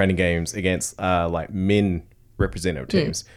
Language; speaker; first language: English; native; English